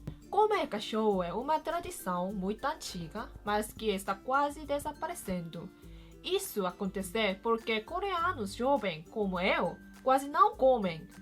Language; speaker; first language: Portuguese; non-native, fluent; Korean